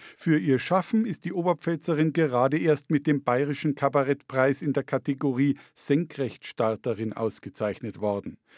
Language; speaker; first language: German; native; German